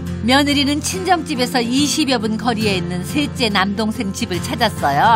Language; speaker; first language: Korean; native; Korean